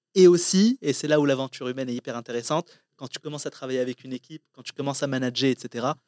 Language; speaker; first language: French; non-native, local second language; Arabic